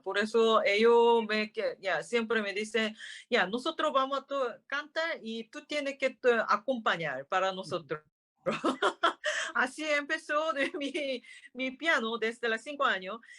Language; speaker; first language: Spanish; non-native, learner; Korean